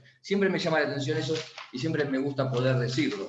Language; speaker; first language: Spanish; native; Spanish